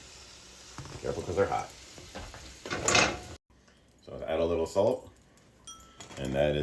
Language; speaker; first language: English; native; English